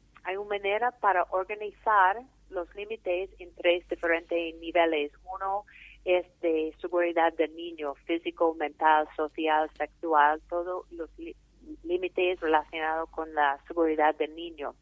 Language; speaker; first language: Spanish; non-native, fluent; English